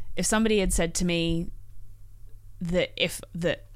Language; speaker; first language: English; native; English